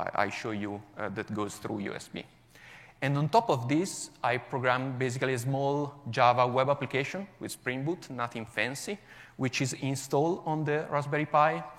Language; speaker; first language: English; non-native, fluent; Italian